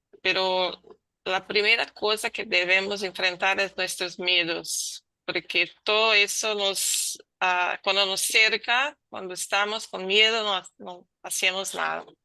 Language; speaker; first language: Spanish; non-native, learner; Portuguese